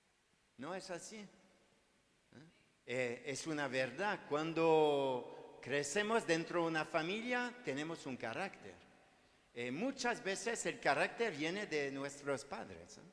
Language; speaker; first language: Spanish; non-native, learner; French